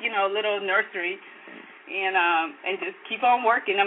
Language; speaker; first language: English; non-native, local second language; Kikuyu